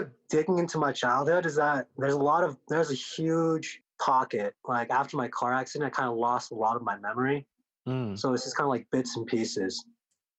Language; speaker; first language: English; early bilingual, other home language; Korean